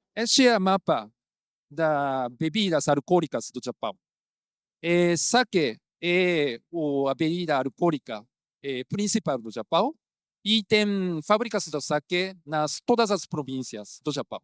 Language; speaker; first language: Portuguese; non-native, fluent; Japanese